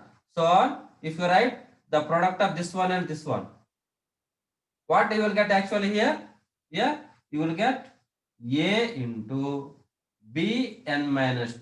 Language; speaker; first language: English; non-native, local second language; Telugu